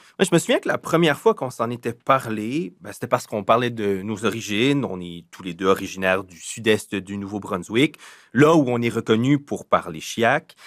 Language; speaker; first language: French; native; French